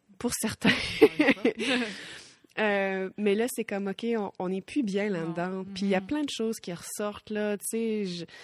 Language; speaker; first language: French; native; French